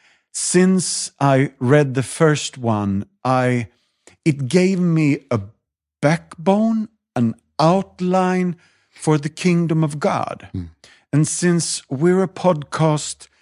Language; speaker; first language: English; non-native, fluent; Swedish